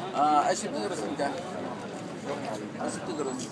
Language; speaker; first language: Arabic; native; Arabic